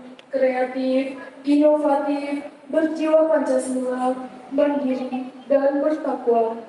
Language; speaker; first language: Indonesian; native; Indonesian